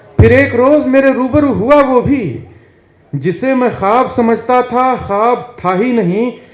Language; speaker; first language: Hindi; native; Hindi